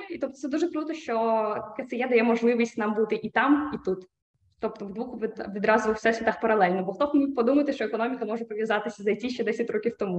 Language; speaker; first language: Ukrainian; native; Ukrainian